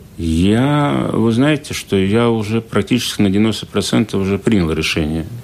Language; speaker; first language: Russian; native; Russian